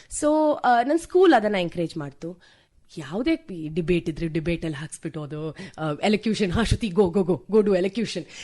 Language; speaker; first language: Kannada; non-native, local second language; Tamil